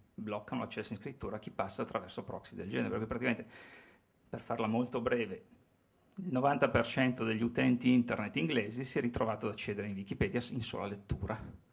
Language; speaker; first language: Italian; native; Italian